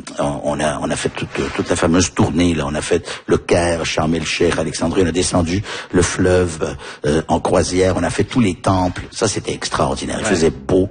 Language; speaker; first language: French; early bilingual, heritage; French